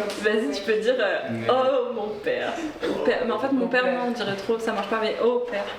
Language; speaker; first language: French; native; French